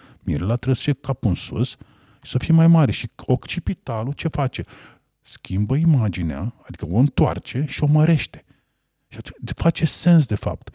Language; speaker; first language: Romanian; native; Romanian